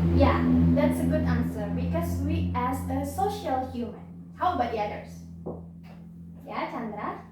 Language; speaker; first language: English; non-native, learner; Indonesian